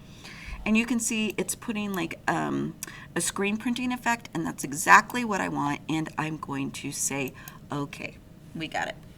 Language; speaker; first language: English; native; English